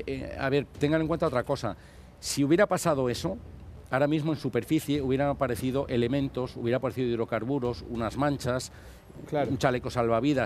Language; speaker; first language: Spanish; native; Spanish